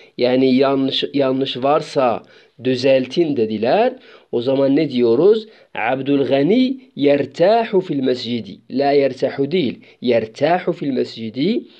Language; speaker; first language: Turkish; non-native, fluent; Arabic